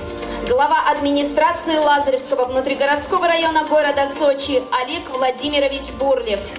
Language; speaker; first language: Russian; native; Russian